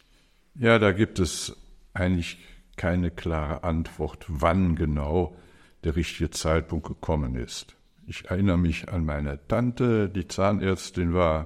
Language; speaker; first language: German; native; German